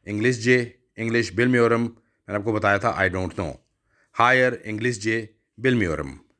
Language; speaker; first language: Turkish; non-native, learner; Urdu